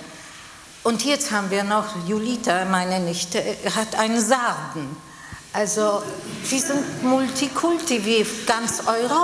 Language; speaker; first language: German; non-native, fluent; Polish